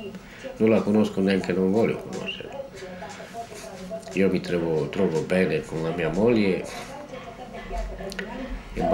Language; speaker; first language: Italian; non-native, fluent; Romanian